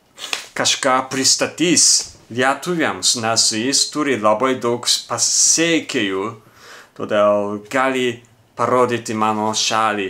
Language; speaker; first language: Lithuanian; non-native, learner; Japanese